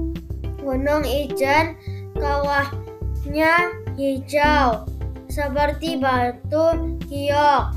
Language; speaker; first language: Indonesian; non-native, learner; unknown